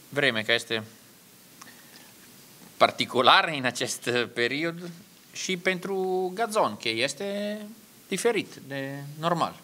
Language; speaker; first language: Romanian; non-native, learner; Italian